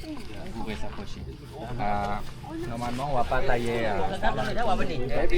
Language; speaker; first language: French; non-native, fluent; Thai